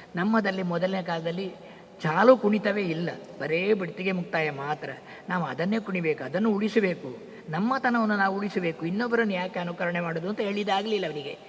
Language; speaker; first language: Kannada; non-native, local second language; Tulu